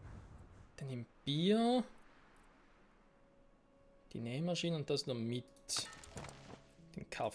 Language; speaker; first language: German; native; German